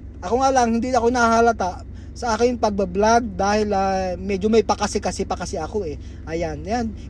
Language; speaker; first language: Filipino; native; Filipino